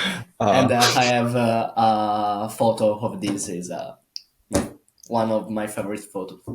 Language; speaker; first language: English; non-native, learner; Italian